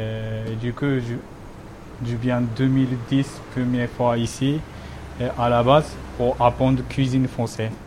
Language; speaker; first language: French; non-native, fluent; Japanese